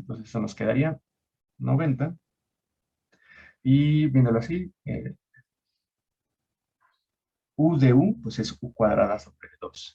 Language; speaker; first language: Spanish; native; Spanish